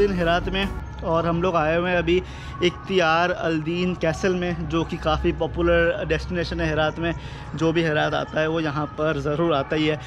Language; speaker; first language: Hindi; native; Hindi